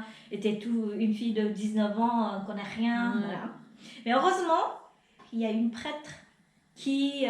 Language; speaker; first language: French; non-native, fluent; Vietnamese